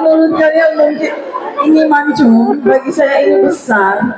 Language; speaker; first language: Indonesian; non-native, fluent; Arabic